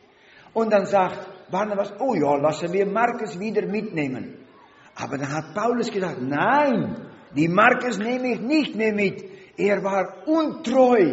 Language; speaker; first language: German; non-native, learner; Dutch